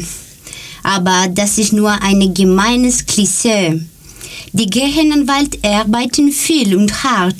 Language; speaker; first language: German; non-native, learner; Greek